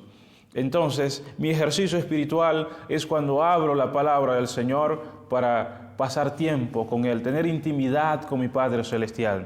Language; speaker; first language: Spanish; native; Spanish